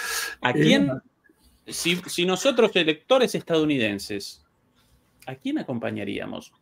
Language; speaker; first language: Spanish; native; Spanish